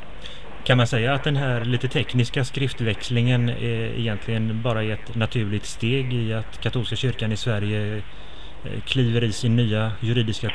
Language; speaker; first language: Swedish; native; Swedish